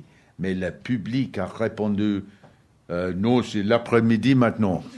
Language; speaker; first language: French; non-native, learner; English